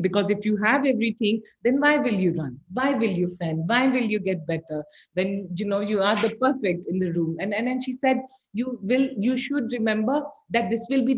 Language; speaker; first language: English; non-native, local second language; Hindi